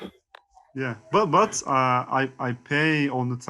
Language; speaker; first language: English; non-native, learner; Turkish